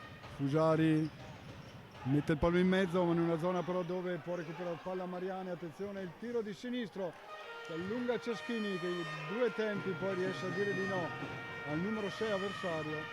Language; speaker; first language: Italian; native; Italian